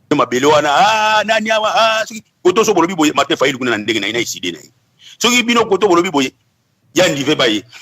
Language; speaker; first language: Lingala; non-native, local second language; Kongo